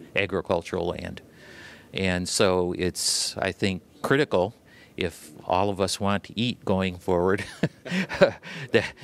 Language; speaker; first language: English; native; English